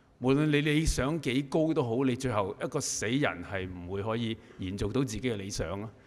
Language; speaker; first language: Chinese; non-native, local second language; Cantonese